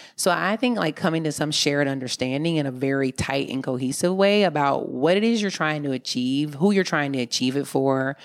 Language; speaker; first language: English; native; English